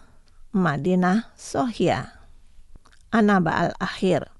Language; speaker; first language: Arabic; non-native, fluent; Indonesian